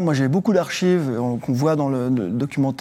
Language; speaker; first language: French; native; French